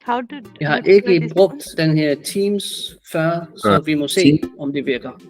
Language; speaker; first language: Danish; non-native, fluent; English